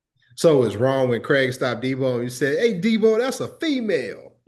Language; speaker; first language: English; native; English